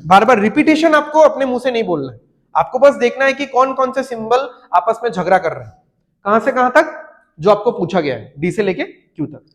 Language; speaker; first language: Hindi; non-native, local second language; Bangla